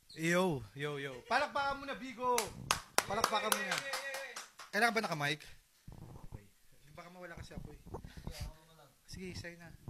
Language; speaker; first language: Filipino; native; Filipino